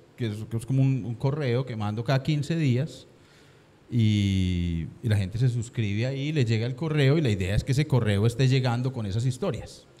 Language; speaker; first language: Spanish; native; Spanish